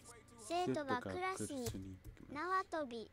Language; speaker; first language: Japanese; non-native, learner; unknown